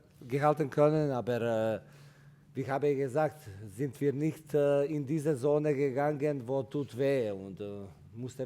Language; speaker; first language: German; non-native, fluent; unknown